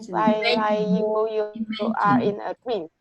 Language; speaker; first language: English; non-native, learner; Vietnamese